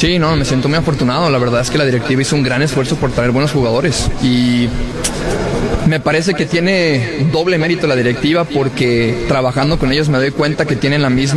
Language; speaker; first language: Spanish; native; Spanish